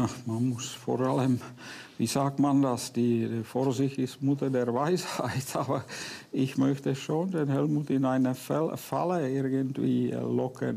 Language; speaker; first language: German; non-native, fluent; Czech